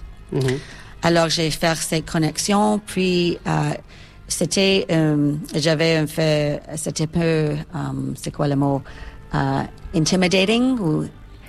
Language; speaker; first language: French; non-native, local second language; English